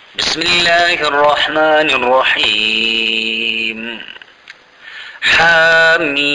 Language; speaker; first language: Urdu; native; Urdu